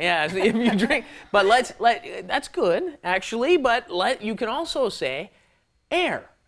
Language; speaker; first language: English; native; English